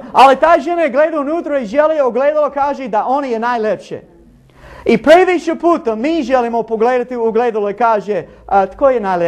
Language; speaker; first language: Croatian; non-native, learner; English